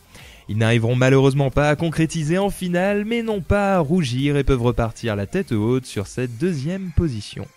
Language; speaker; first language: French; native; French